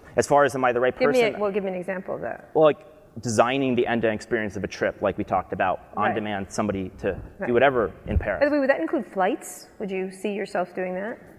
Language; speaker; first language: English; native; English